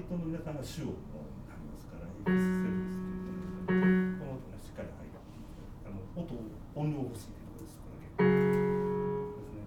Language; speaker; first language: Japanese; native; Japanese